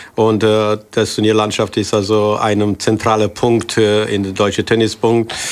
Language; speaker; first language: German; non-native, fluent; Romanian